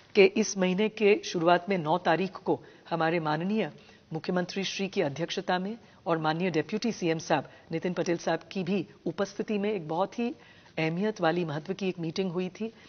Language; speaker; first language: Hindi; non-native, local second language; Gujarati